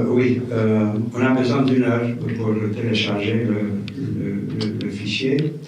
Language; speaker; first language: French; non-native, fluent; Romanian